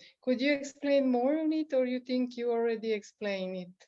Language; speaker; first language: English; non-native, fluent; Serbian